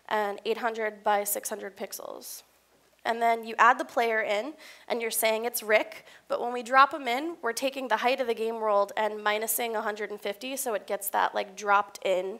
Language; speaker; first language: English; native; English